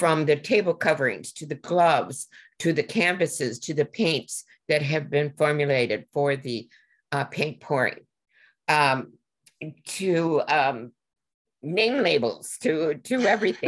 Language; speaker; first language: English; native; English